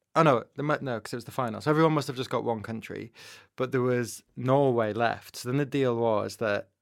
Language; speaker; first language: English; native; English